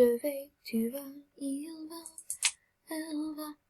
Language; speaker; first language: French; non-native, fluent; English